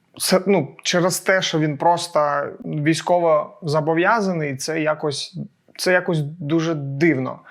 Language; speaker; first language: Ukrainian; non-native, local second language; Russian